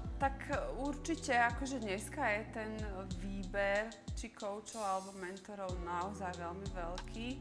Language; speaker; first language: Slovak; early bilingual, other home language; Serbian